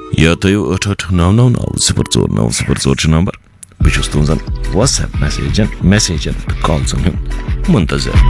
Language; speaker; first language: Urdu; non-native, local second language; Kashmiri